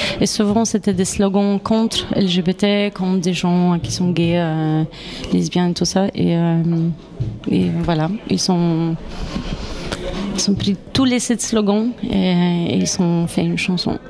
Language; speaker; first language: French; non-native, fluent; Polish